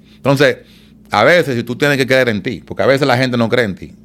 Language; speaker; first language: Spanish; native; Spanish